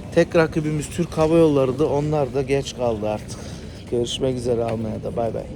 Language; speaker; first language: Turkish; early bilingual, heritage; Turkish